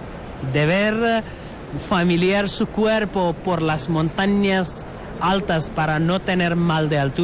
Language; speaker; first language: Spanish; non-native, learner; Nepali